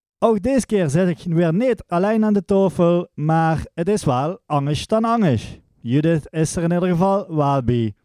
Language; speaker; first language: Dutch; non-native, local second language; Limburgish